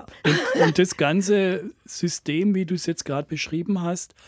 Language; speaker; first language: German; native; German